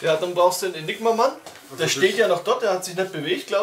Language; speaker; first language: German; native; German